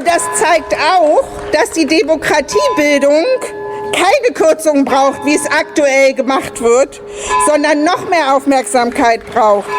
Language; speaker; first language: German; native; German